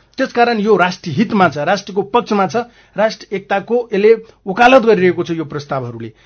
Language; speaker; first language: Nepali; non-native, local second language; Maithili